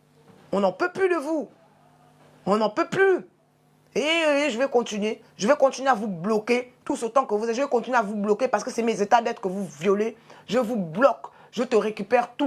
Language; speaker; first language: French; native; French